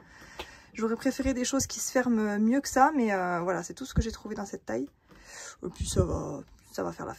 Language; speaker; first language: French; native; French